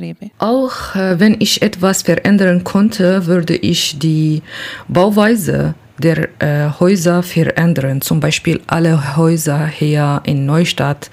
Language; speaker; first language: German; non-native, learner; Kurdish